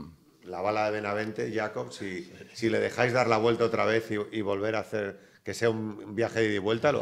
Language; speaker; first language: Spanish; native; Spanish